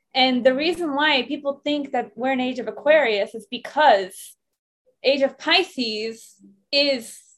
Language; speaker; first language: English; non-native, fluent; Persian